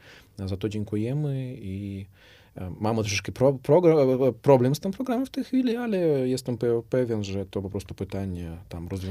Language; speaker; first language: Polish; non-native, fluent; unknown